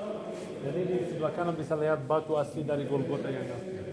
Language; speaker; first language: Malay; non-native, fluent; Arabic